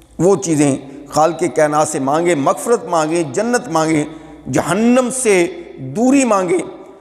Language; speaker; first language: Urdu; non-native, local second language; Punjabi